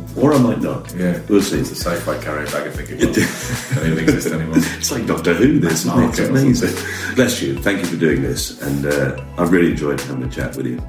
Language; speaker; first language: English; native; English